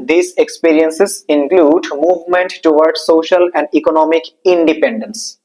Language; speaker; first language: English; non-native, local second language; Bangla